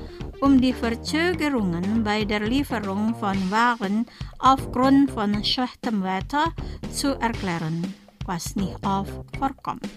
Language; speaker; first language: German; non-native, fluent; Indonesian